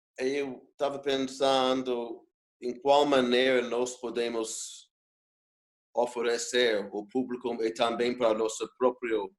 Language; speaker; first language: Portuguese; non-native, fluent; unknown